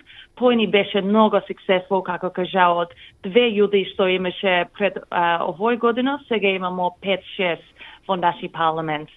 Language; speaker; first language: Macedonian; early bilingual, heritage; English